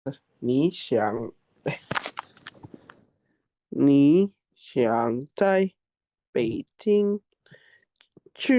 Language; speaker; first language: Chinese; non-native, learner; Indonesian